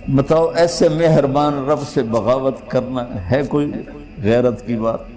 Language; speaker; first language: Urdu; non-native, local second language; Punjabi